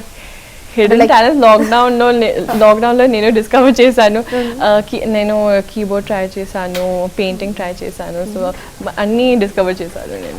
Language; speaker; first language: Telugu; non-native, local second language; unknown